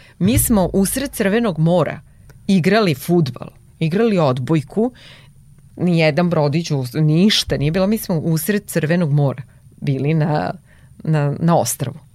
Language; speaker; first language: Serbian; non-native, local second language; Hungarian